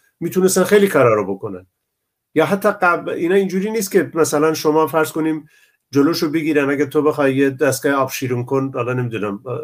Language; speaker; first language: Persian; non-native, local second language; Central Kurdish